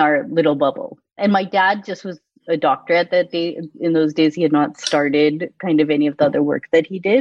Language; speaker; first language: English; native; English